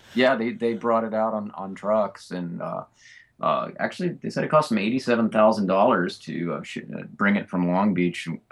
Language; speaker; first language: English; native; English